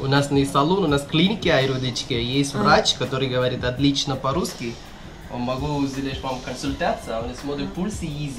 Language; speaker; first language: Russian; non-native, learner; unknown